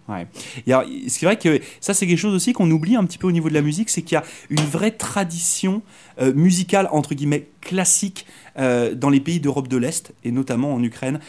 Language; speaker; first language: French; native; French